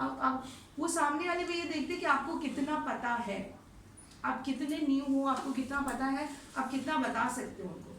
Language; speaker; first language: Urdu; non-native, local second language; Gujarati